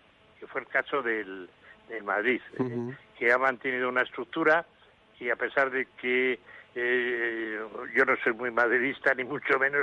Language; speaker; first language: Spanish; native; Spanish